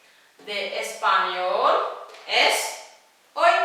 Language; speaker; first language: Spanish; non-native, fluent; Tamil